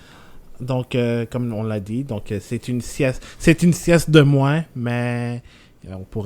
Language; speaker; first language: French; native; French